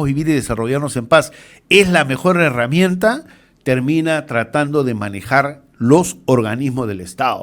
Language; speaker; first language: Spanish; native; Spanish